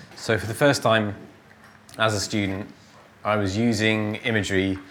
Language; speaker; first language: English; native; English